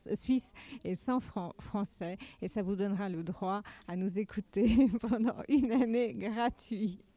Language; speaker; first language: French; native; French